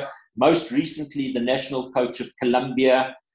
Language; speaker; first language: English; native; English